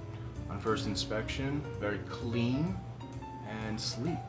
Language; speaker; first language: English; native; English